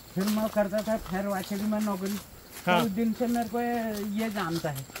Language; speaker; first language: Hindi; native; Hindi